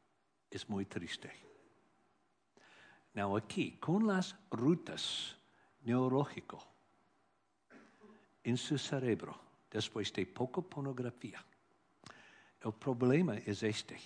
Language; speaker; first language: Spanish; non-native, learner; English